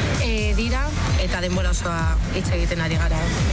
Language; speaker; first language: Basque; non-native, local second language; Spanish